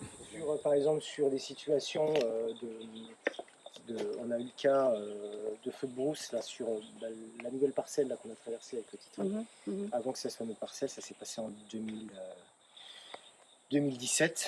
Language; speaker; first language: French; native; French